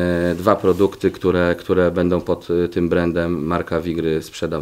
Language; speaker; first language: Polish; native; Polish